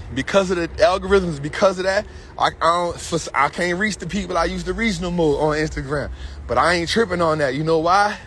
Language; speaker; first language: English; native; English